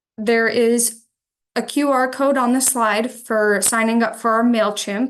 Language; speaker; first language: English; native; English